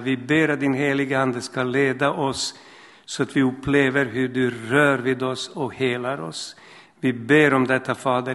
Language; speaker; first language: Swedish; non-native, fluent; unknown